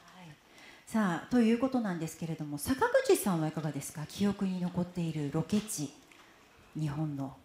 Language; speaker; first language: Japanese; native; Japanese